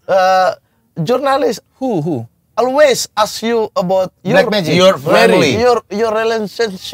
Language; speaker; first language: English; non-native, learner; Indonesian